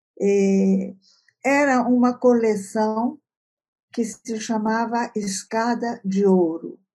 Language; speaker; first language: Portuguese; early bilingual, other home language; Italian